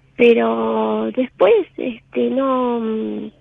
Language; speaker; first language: Spanish; native; Spanish